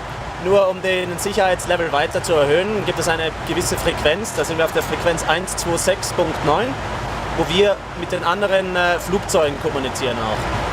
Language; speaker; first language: German; native; German